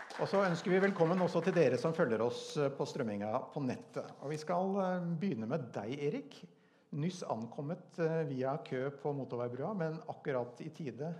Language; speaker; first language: Norwegian; native; Norwegian